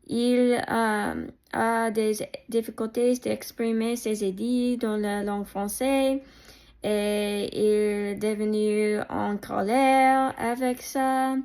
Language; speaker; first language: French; non-native, learner; English